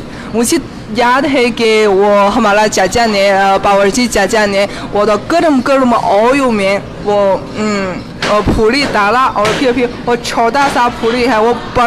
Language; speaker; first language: Hindi; non-native, fluent; Chinese